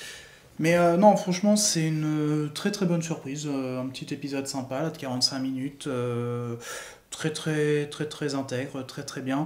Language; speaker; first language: French; native; French